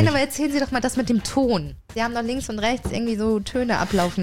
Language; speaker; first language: German; native; German